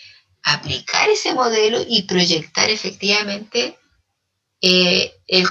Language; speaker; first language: Spanish; native; Spanish